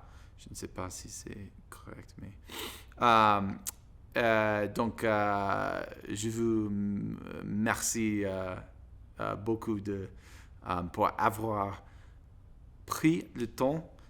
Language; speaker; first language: French; non-native, learner; English